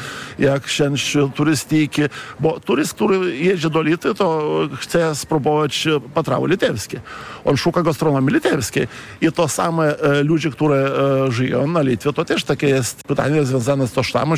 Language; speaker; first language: Polish; non-native, fluent; Lithuanian